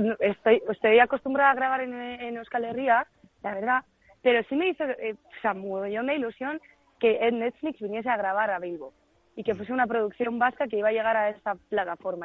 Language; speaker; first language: Spanish; native; Spanish